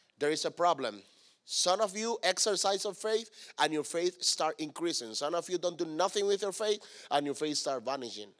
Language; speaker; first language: English; non-native, fluent; Spanish